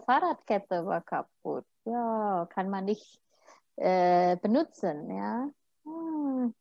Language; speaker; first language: German; non-native, fluent; Indonesian